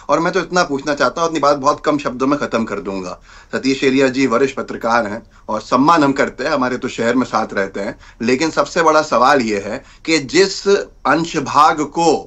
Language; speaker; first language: Hindi; native; Hindi